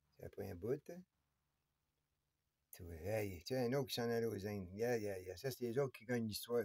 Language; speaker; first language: French; native; French